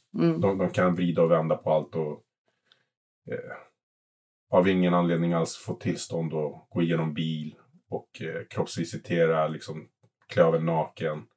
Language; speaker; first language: Swedish; early bilingual, other home language; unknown